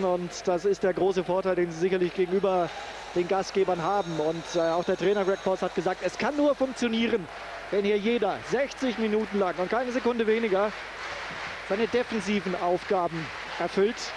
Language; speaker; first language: German; native; German